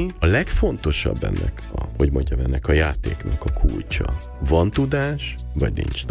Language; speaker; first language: Hungarian; native; Hungarian